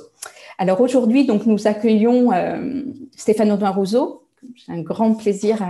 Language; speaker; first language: French; native; French